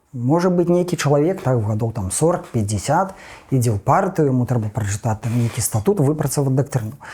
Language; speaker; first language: Belarusian; non-native, local second language; Russian